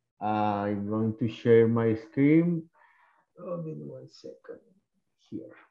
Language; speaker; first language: English; non-native, learner; Spanish